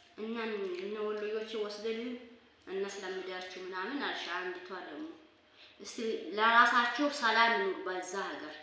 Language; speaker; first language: Amharic; native; Amharic